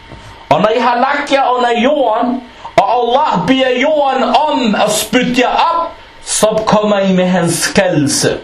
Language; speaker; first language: Danish; non-native, fluent; Arabic